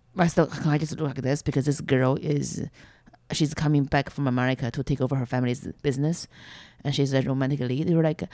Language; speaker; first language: English; non-native, fluent; Chinese